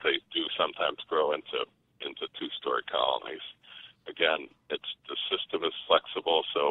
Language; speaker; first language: English; native; English